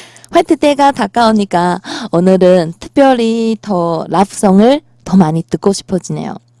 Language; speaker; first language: Korean; non-native, fluent; Chinese